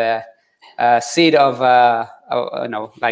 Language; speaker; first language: English; early bilingual, other home language; Tigrinya